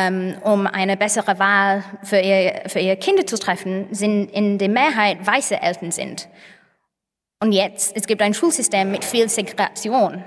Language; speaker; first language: German; non-native, fluent; English